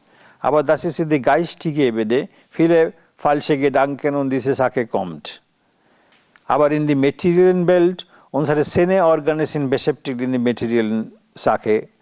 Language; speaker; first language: German; non-native, learner; Bangla